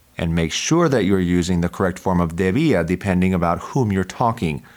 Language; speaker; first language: English; native; English